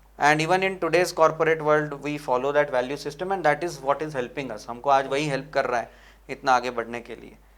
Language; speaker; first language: Hindi; non-native, local second language; Marwari